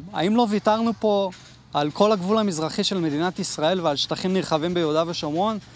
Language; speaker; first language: Hebrew; native; Hebrew